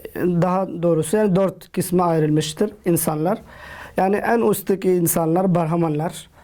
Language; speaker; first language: Turkish; non-native, fluent; Urdu